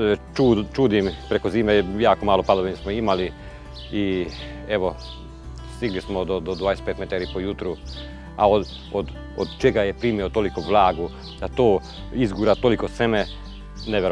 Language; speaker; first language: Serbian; non-native, local second language; Hungarian